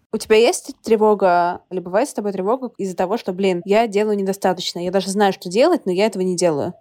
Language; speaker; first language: Russian; native; Russian